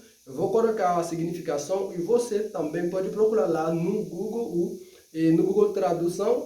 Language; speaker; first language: Portuguese; non-native, fluent; Haitian Creole